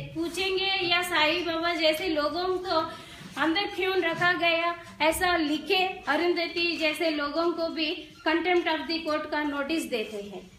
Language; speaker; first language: Hindi; non-native, fluent; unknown